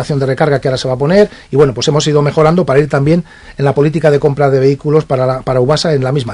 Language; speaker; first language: Spanish; native; Spanish